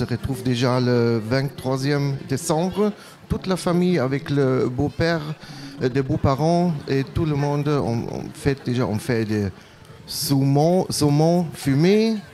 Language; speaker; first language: French; non-native, learner; German